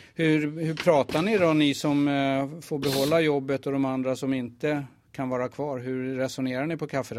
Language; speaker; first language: Swedish; native; Swedish